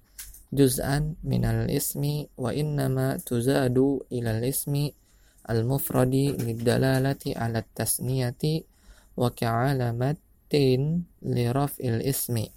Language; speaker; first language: Arabic; non-native, fluent; Indonesian